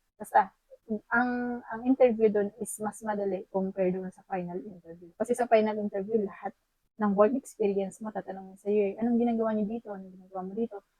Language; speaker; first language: Filipino; native; Filipino